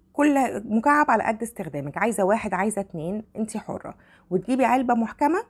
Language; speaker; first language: Arabic; native; Arabic